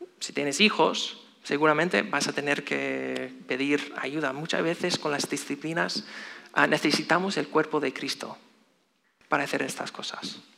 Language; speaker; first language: Spanish; non-native, fluent; English